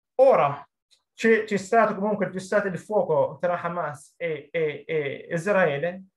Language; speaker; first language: Italian; non-native, fluent; Arabic